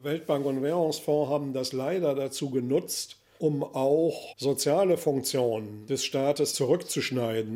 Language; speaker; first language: German; native; German